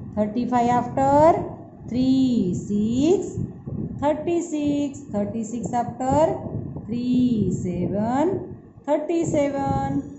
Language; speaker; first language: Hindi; non-native, local second language; Gujarati